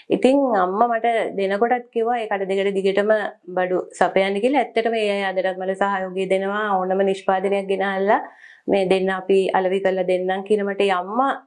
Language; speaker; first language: Sinhala; native; Sinhala